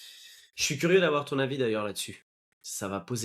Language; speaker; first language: French; native; French